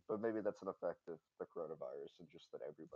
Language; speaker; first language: English; native; English